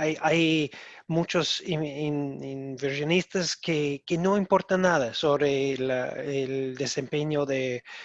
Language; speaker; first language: Spanish; non-native, learner; English